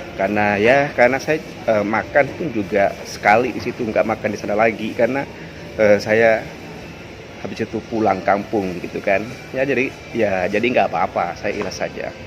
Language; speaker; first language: Indonesian; non-native, local second language; Madurese